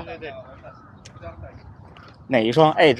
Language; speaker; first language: Chinese; native; Chinese